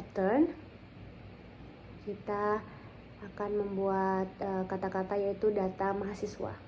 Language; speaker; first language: Indonesian; native; Indonesian